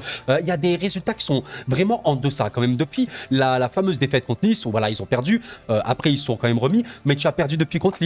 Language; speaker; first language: French; native; French